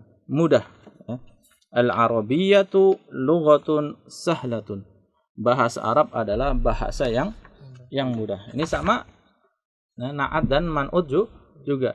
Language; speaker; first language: Indonesian; native; Indonesian